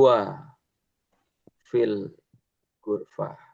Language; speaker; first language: Arabic; non-native, fluent; Indonesian